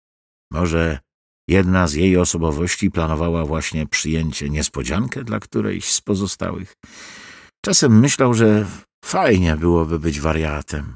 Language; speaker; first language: Polish; native; Polish